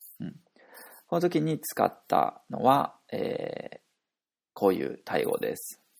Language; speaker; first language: Japanese; native; Japanese